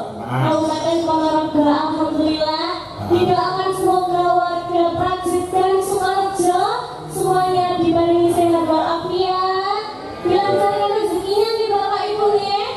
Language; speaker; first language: Indonesian; non-native, local second language; Javanese